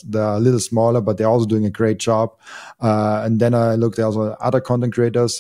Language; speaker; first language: English; non-native, fluent; German